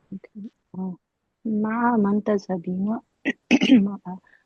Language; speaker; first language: Arabic; non-native, learner; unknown